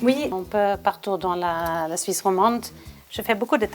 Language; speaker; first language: French; non-native, learner; Swedish